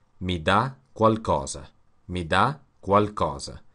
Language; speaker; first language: Italian; non-native, learner; Russian